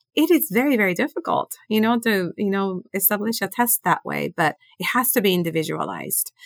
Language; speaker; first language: English; non-native, fluent; Japanese